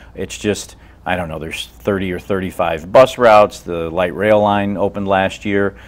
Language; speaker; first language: English; native; English